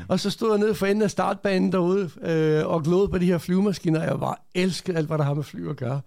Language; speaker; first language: Danish; early bilingual, other home language; Croatian